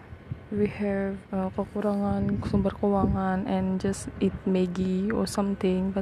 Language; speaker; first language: English; non-native, local second language; Malay